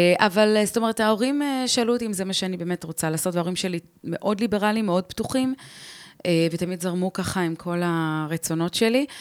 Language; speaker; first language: Hebrew; early bilingual, heritage; Hebrew